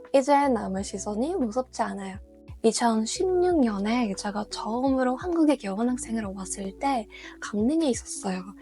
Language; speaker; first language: Korean; non-native, fluent; Russian